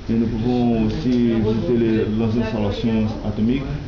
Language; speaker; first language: French; non-native, learner; Portuguese